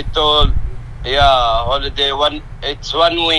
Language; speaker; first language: English; non-native, learner; Arabic